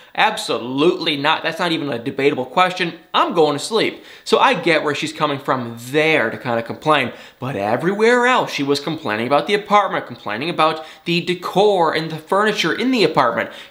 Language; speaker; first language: English; native; English